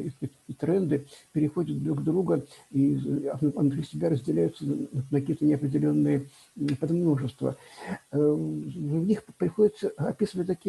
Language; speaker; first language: Russian; native; Russian